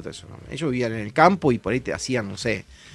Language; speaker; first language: Spanish; native; Spanish